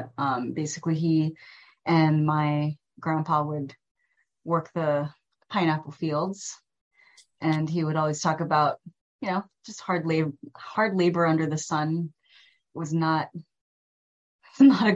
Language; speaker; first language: English; early bilingual, other home language; Filipino